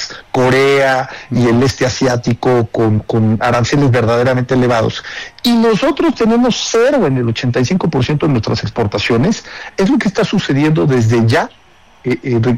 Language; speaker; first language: Spanish; native; Spanish